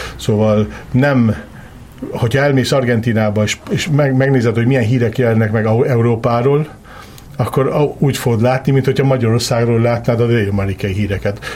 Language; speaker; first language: Hungarian; early bilingual, heritage; Hungarian